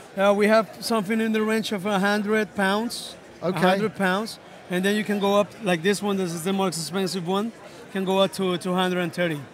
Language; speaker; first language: English; non-native, fluent; Spanish